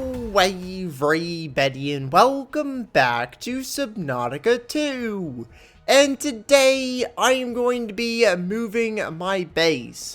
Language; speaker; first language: English; native; English